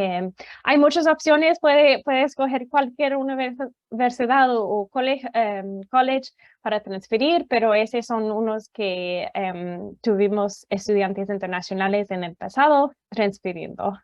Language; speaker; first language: Spanish; non-native, fluent; English